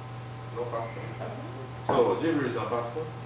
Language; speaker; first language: English; non-native, fluent; Japanese